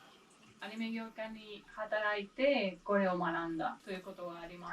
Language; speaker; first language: Japanese; non-native, learner; English